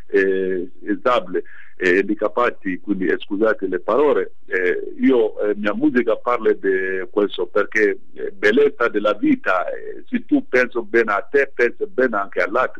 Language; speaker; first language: Italian; non-native, fluent; Bambara